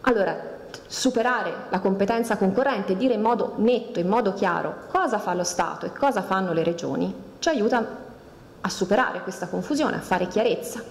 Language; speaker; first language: Italian; native; Italian